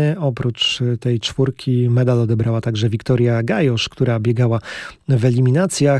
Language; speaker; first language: Polish; native; Polish